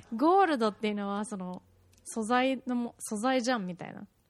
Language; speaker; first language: Japanese; early bilingual, heritage; Japanese